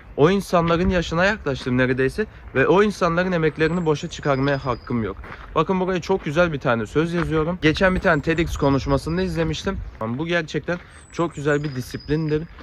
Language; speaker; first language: Turkish; native; Turkish